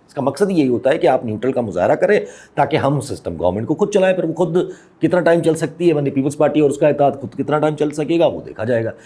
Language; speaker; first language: Urdu; non-native, local second language; Sindhi